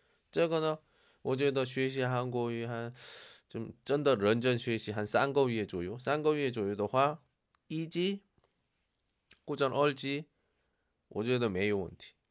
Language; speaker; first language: Chinese; non-native, learner; Korean